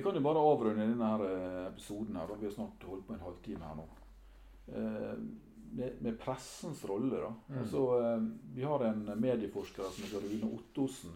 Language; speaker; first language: Norwegian; native; Norwegian